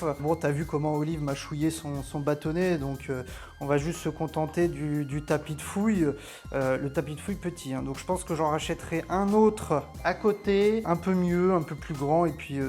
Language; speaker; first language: French; native; French